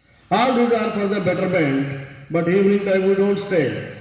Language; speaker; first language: English; non-native, local second language; Telugu